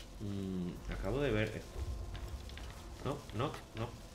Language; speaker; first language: Spanish; native; Spanish